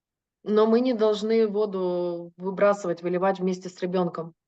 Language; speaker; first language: Russian; native; Russian